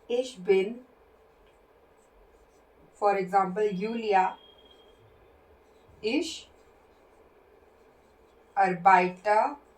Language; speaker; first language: German; non-native, fluent; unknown